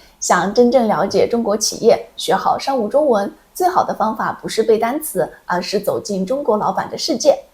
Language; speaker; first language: Chinese; native; Chinese